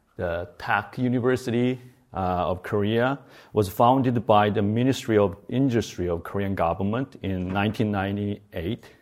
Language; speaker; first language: English; non-native, fluent; Korean